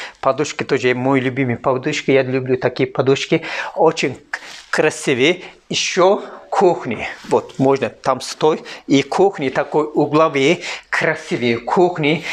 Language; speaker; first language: Russian; non-native, learner; Turkish